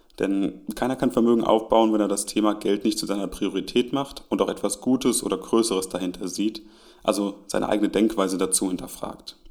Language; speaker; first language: German; native; German